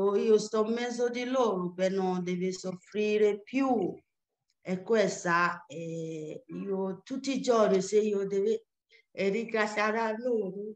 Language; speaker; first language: Italian; non-native, learner; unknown